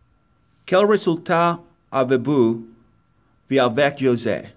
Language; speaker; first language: French; non-native, learner; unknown